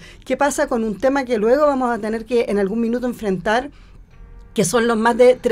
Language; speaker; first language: Spanish; native; Spanish